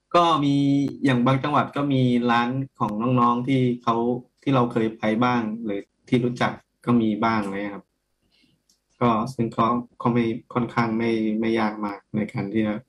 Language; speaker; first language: Thai; native; Thai